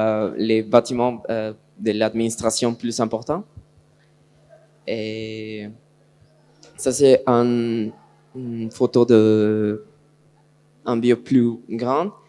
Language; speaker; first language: French; non-native, learner; Spanish